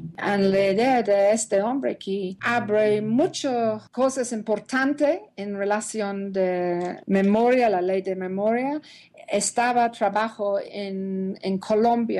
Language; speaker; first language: Spanish; non-native, learner; English